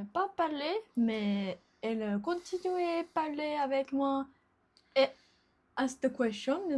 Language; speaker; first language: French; non-native, learner; Japanese